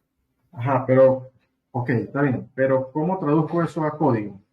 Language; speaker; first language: Spanish; native; Spanish